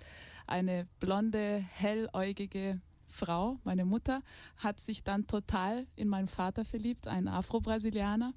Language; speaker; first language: German; early bilingual, heritage; German